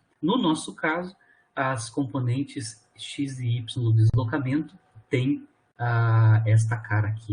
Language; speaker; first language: Portuguese; native; Portuguese